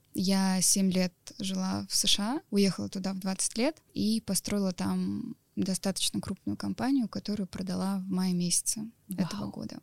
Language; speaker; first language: Russian; native; Russian